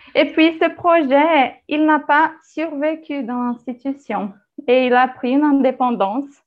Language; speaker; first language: French; non-native, fluent; Portuguese